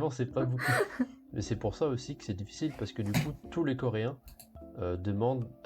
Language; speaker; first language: French; native; French